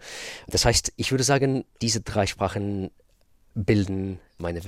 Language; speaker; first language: German; non-native, fluent; Russian